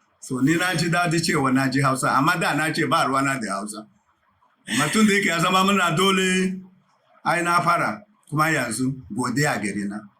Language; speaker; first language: Hausa; non-native, local second language; Igbo